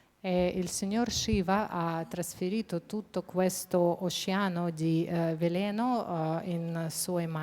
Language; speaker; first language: Italian; non-native, fluent; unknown